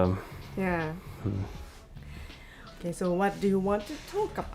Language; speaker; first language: English; non-native, learner; Japanese